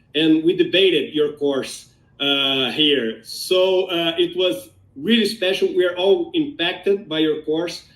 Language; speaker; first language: English; non-native, fluent; Portuguese